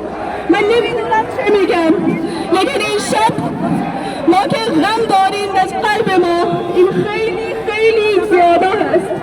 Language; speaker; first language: Persian; non-native, learner; Urdu